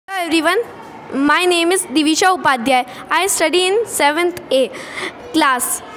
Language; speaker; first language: English; non-native, learner; Hindi